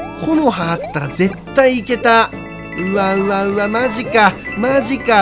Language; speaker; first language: Japanese; native; Japanese